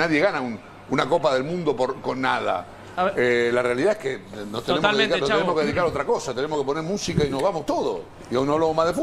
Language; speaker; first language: Spanish; native; Spanish